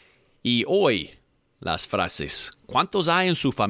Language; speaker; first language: Spanish; non-native, fluent; English